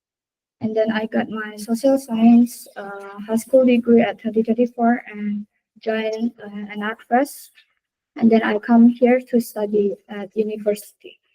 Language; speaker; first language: English; non-native, learner; Indonesian